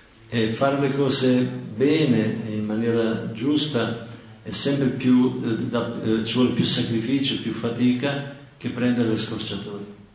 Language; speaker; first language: Italian; native; Italian